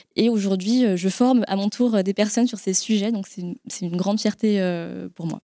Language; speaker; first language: French; native; French